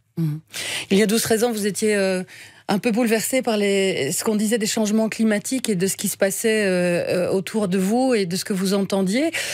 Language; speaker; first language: French; native; French